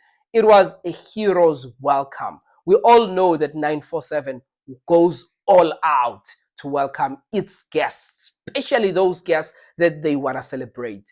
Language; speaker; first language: English; non-native, local second language; Zulu